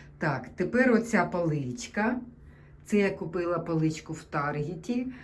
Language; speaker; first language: Ukrainian; non-native, local second language; Russian